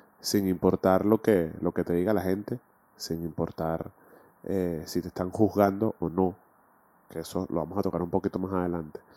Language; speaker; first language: Spanish; native; Spanish